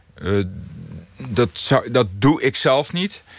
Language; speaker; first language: Dutch; native; Dutch